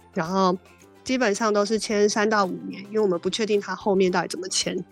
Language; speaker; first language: Chinese; native; Chinese